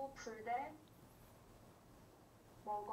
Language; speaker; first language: Korean; non-native, learner; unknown